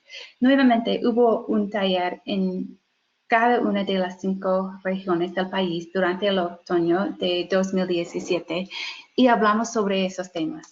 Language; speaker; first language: Spanish; non-native, fluent; English